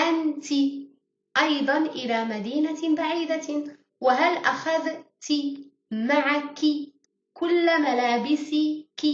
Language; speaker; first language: Arabic; early bilingual, heritage; Arabic